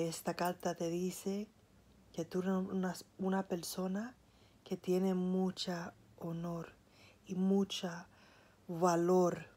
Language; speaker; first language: Spanish; early bilingual, heritage; Spanish